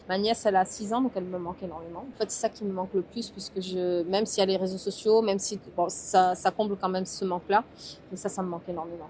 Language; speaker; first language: French; early bilingual, other home language; Portuguese